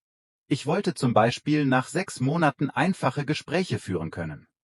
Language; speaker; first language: German; non-native, fluent; Vietnamese